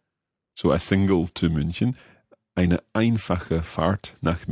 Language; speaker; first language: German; non-native, learner; English